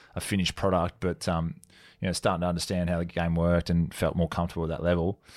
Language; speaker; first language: English; native; English